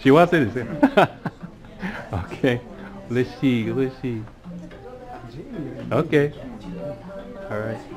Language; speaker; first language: Japanese; non-native, learner; English